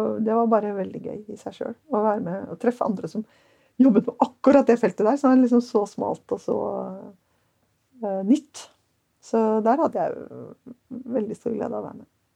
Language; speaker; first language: Norwegian; native; Norwegian